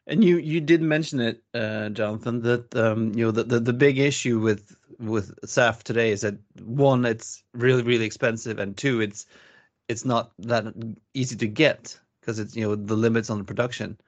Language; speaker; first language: English; non-native, fluent; Norwegian